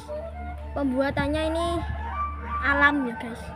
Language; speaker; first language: Indonesian; non-native, local second language; Javanese